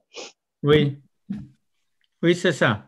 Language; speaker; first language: French; non-native, local second language; Dutch